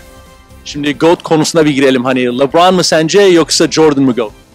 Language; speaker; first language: Turkish; native; Turkish